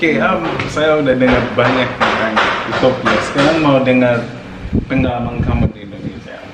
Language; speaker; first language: Indonesian; non-native, fluent; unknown